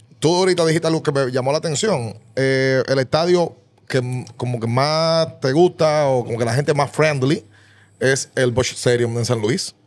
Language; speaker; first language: Spanish; native; Spanish